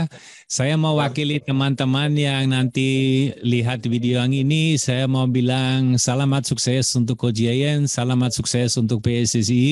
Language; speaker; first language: Indonesian; non-native, fluent; German